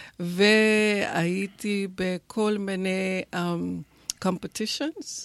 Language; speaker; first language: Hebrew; non-native, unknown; English